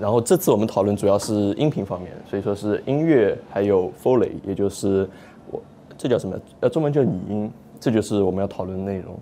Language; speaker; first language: Chinese; native; Chinese